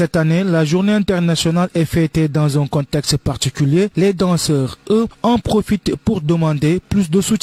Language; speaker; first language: French; non-native, local second language; Wolof